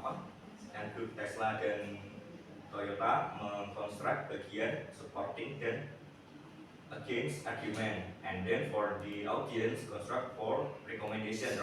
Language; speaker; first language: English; non-native, learner; Indonesian